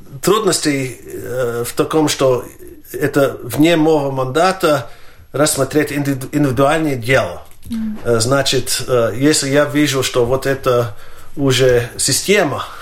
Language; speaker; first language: Russian; non-native, fluent; Latvian